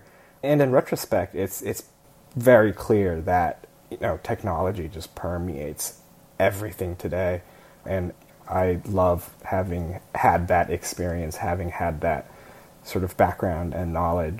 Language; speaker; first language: English; early bilingual, other home language; Chinese